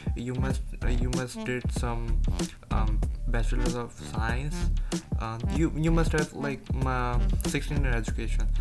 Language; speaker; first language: English; non-native, local second language; Urdu